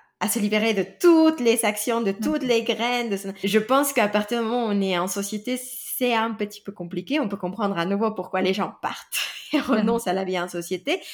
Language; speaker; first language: French; non-native, fluent; Spanish